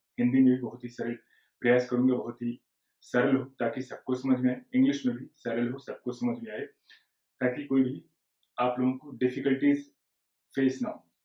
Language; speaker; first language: Hindi; native; Hindi